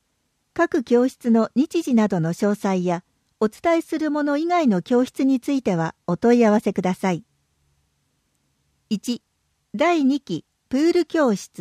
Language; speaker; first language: Japanese; native; Japanese